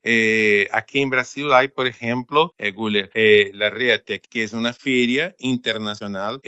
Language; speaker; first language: Spanish; non-native, fluent; Portuguese